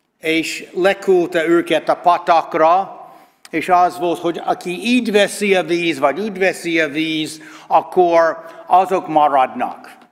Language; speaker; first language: Hungarian; non-native, learner; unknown